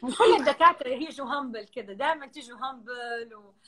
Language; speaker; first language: Arabic; native; Arabic